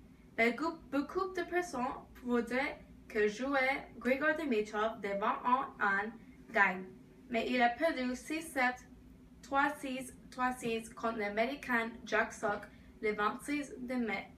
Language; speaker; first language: French; non-native, learner; English